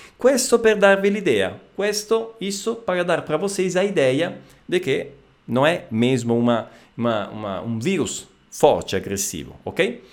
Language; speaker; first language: Portuguese; non-native, fluent; Italian